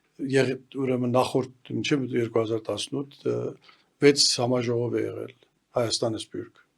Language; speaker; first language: Armenian; early bilingual, heritage; Armenian